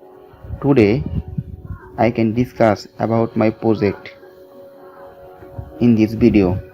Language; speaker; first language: English; non-native, learner; Bangla